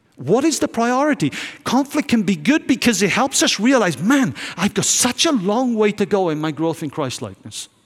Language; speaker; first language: English; native; English